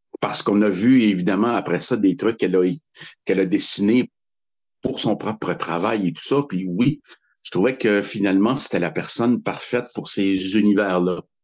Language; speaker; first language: French; native; French